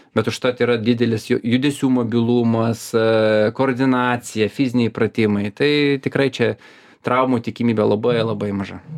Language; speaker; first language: Lithuanian; non-native, local second language; Russian